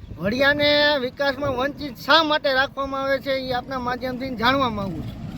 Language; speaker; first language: Gujarati; native; Gujarati